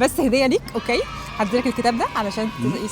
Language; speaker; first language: Arabic; native; Arabic